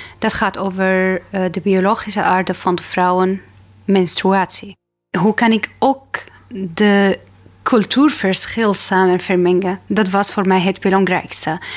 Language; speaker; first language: Dutch; non-native, fluent; Arabic